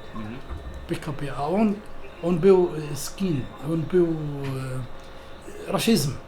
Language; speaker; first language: Polish; non-native, learner; Arabic